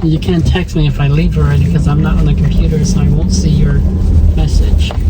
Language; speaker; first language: English; early bilingual, other home language; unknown